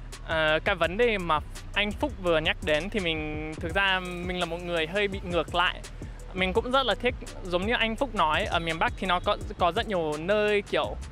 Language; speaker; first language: Vietnamese; non-native, fluent; English